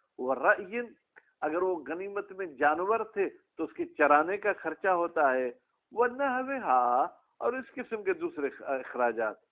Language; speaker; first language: Urdu; non-native, local second language; Sindhi